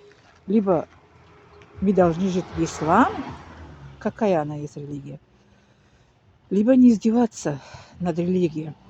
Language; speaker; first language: Russian; non-native, learner; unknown